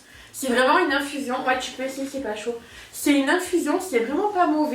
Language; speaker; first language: French; native; French